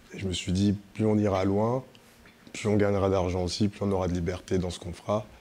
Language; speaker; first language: French; early bilingual, other home language; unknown